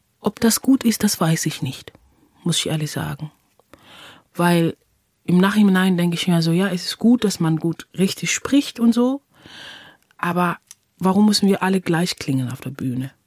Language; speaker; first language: German; non-native, fluent; English